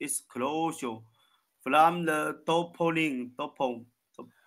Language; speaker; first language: English; non-native, learner; Chinese